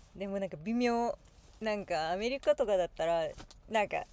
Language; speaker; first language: Japanese; non-native, fluent; English